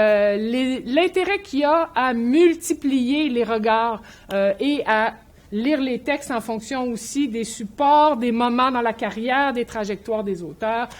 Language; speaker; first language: French; native; French